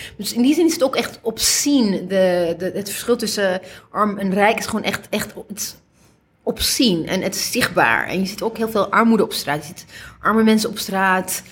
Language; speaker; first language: Dutch; early bilingual, other home language; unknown